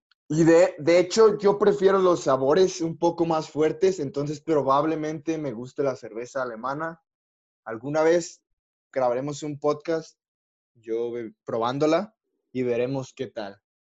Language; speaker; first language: Spanish; native; Spanish